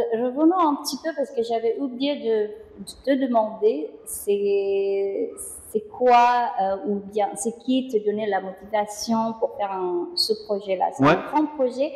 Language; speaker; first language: French; non-native, fluent; Indonesian